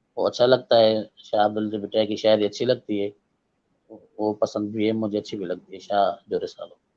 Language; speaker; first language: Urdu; non-native, local second language; Sindhi